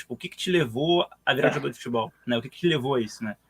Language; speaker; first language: Portuguese; native; Portuguese